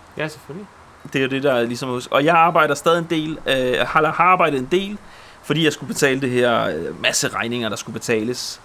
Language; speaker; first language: Danish; early bilingual, other home language; Polish